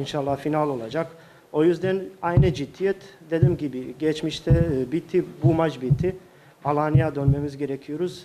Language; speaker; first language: Turkish; non-native, fluent; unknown